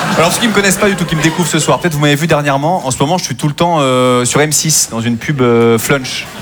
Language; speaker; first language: French; native; French